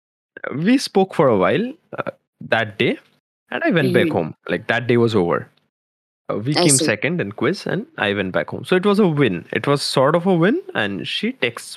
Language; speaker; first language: English; non-native, local second language; Bangla